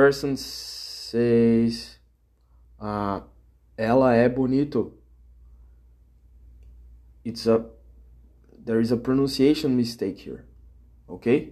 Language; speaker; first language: English; non-native, fluent; Portuguese